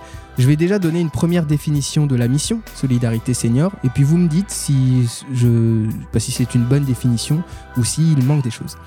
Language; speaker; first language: French; native; French